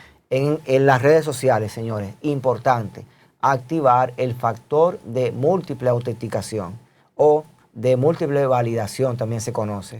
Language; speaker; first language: Spanish; native; Spanish